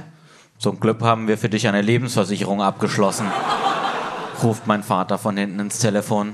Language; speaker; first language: German; native; German